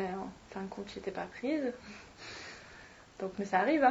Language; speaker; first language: French; non-native, fluent; Swedish